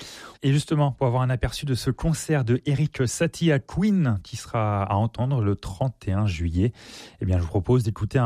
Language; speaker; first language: French; native; French